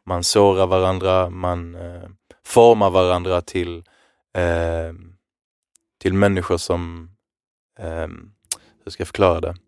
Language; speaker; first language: Swedish; early bilingual, other home language; Arabic